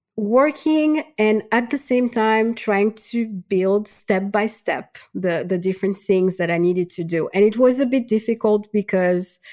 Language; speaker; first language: English; non-native, fluent; Malagasy